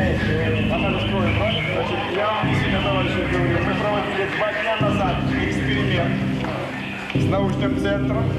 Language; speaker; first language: Russian; native; Russian